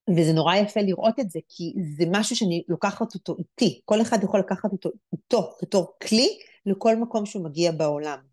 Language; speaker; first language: Hebrew; native; Hebrew